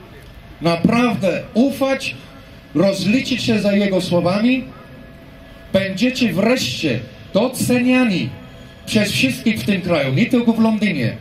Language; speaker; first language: Polish; non-native, fluent; English